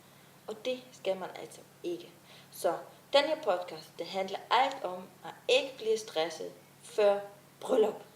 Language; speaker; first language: Danish; non-native, fluent; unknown